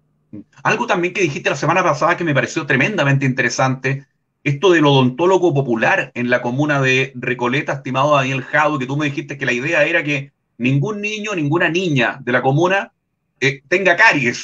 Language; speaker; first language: Spanish; native; Spanish